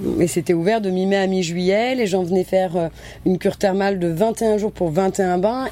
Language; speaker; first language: French; native; French